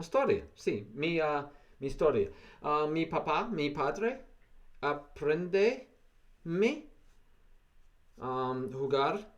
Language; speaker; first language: Spanish; non-native, learner; English